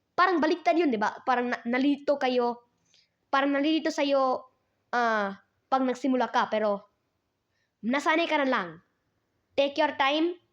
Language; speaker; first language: Filipino; non-native, learner; Hindi